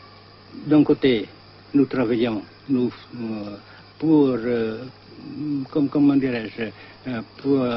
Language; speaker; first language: French; non-native, fluent; Vietnamese